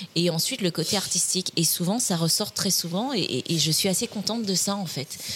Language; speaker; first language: French; native; French